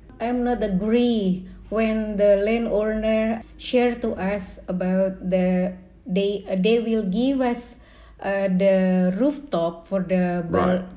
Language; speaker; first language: English; non-native, learner; Indonesian